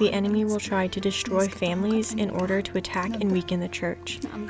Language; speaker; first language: English; non-native, fluent; Arabic